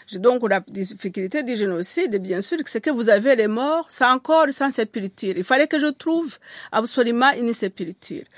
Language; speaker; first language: French; non-native, local second language; Kinyarwanda